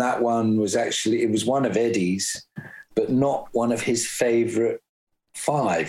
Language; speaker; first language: English; native; English